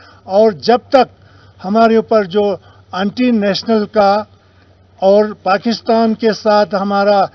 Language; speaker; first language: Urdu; non-native, local second language; Ladakhi